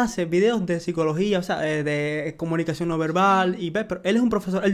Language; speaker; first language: Spanish; native; Spanish